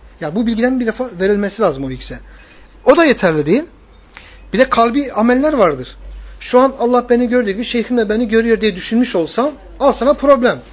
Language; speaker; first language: Turkish; native; Turkish